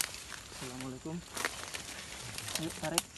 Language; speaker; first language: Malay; non-native, local second language; Javanese